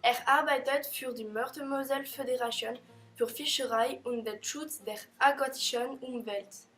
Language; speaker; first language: German; non-native, learner; French